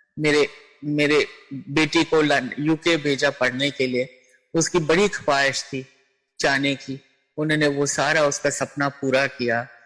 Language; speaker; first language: Hindi; native; Hindi